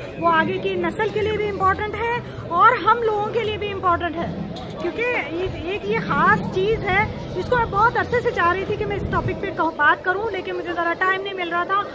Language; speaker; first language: Urdu; non-native, local second language; Punjabi